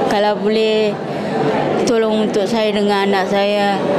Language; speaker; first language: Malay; non-native, local second language; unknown